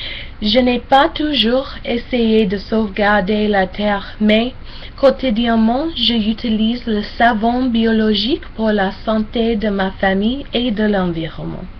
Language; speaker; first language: French; non-native, learner; English